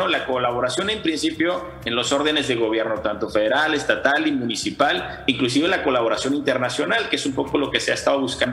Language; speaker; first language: Spanish; native; Spanish